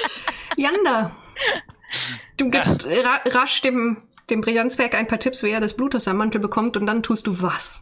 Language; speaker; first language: German; native; German